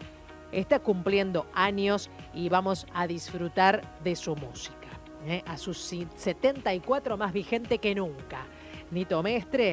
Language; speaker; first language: Spanish; native; Spanish